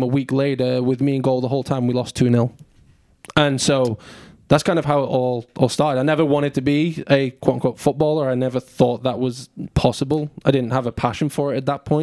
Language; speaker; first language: English; native; English